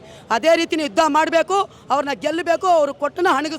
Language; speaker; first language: Kannada; native; Kannada